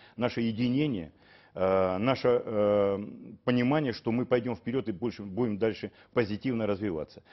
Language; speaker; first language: Russian; native; Russian